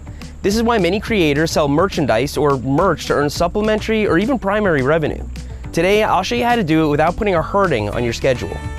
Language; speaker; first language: English; native; English